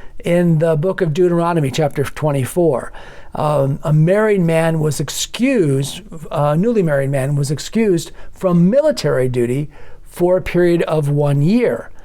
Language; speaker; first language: English; native; English